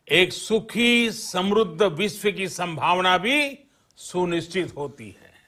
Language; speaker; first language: Hindi; non-native, local second language; Gujarati